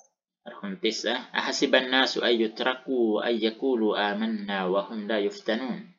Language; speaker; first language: Arabic; non-native, fluent; Indonesian